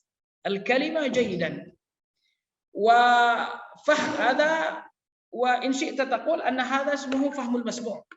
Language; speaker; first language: Arabic; non-native, fluent; Indonesian